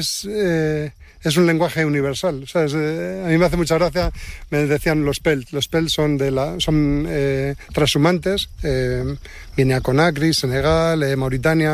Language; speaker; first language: Spanish; native; Spanish